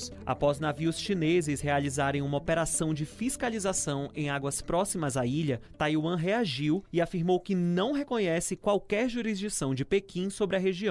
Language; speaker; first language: Portuguese; native; Portuguese